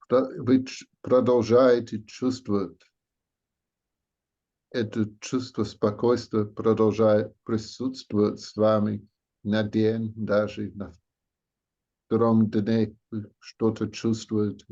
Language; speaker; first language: Russian; non-native, fluent; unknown